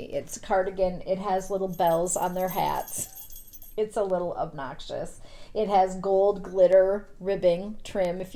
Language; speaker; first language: English; native; English